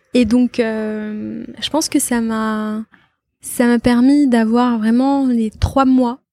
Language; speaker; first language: French; non-native, local second language; Arabic